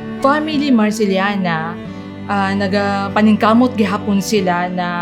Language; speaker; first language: Cebuano; native; Cebuano